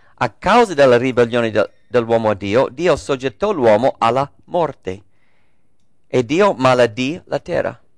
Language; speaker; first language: Italian; early bilingual, heritage; English